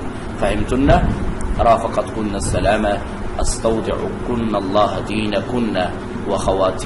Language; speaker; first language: Arabic; non-native, fluent; Urdu